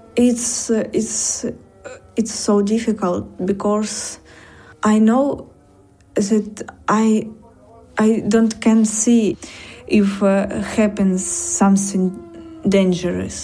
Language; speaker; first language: English; non-native, learner; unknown